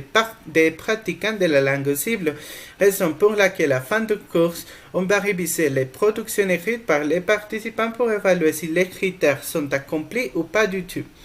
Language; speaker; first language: French; non-native, fluent; Spanish